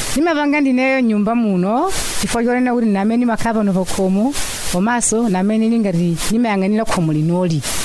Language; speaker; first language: Nyanja; native; Nyanja